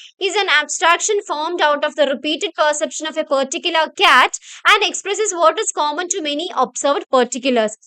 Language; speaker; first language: English; non-native, local second language; Malayalam